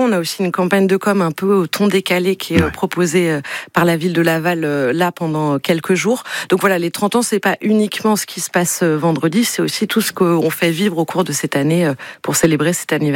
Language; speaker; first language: French; native; French